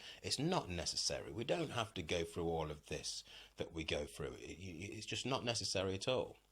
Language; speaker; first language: English; native; English